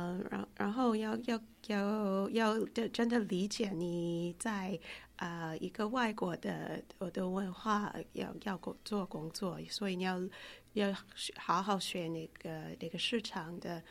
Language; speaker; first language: Chinese; non-native, fluent; English